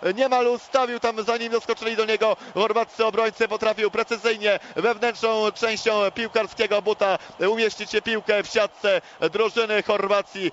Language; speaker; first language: Polish; native; Polish